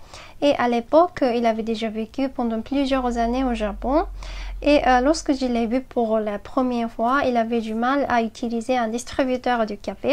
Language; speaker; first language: French; non-native, fluent; Japanese